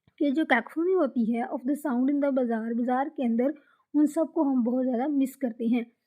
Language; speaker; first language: Urdu; native; Urdu